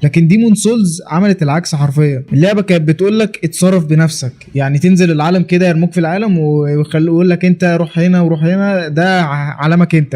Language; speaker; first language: Arabic; native; Arabic